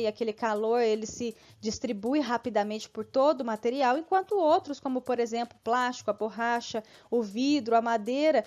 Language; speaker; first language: Portuguese; native; Portuguese